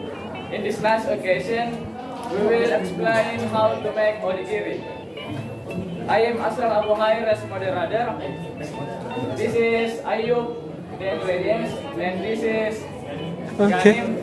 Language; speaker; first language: English; non-native, learner; Indonesian